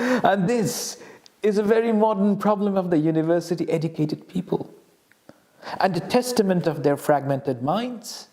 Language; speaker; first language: English; non-native, local second language; Bangla